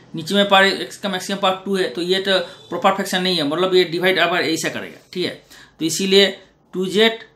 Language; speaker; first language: Hindi; non-native, local second language; Bangla